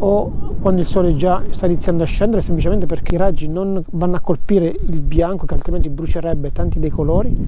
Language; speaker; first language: Italian; native; Italian